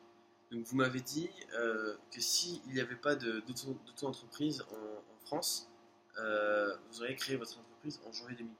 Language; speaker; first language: French; native; French